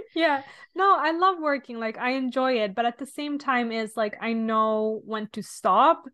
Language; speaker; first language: English; non-native, fluent; Italian